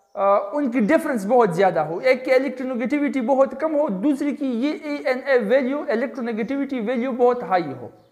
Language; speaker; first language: Urdu; non-native, local second language; Pashto